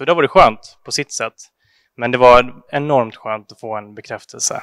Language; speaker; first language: Swedish; native; Swedish